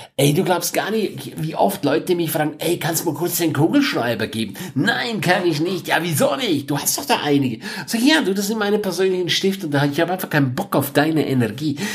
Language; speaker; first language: German; non-native, local second language; Romansh